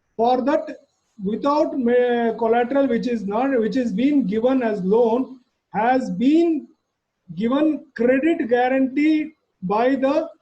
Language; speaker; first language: English; non-native, local second language; Kannada